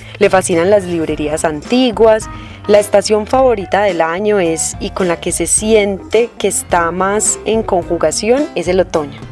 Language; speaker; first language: Spanish; native; Spanish